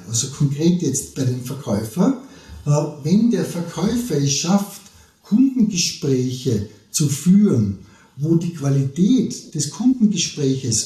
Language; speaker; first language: German; native; German